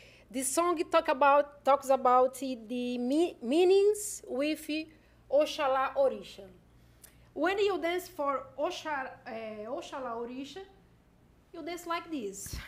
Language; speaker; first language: English; non-native, learner; Portuguese